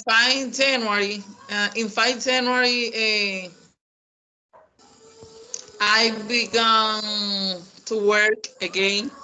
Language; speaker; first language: English; non-native, learner; Spanish